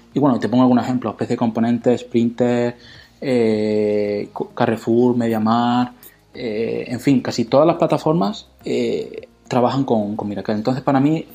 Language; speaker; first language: Spanish; native; Spanish